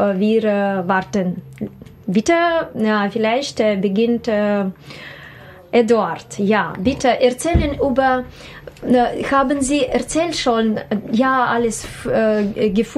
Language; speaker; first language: German; non-native, learner; Russian